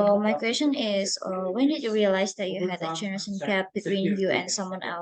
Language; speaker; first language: English; non-native, learner; Indonesian